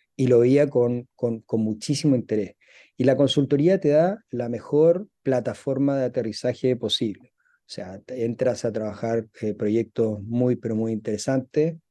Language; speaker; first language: Spanish; native; Spanish